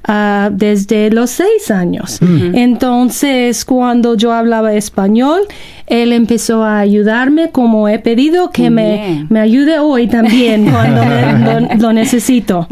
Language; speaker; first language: Spanish; non-native, fluent; English